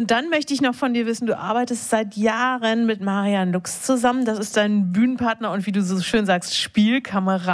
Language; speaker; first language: German; native; German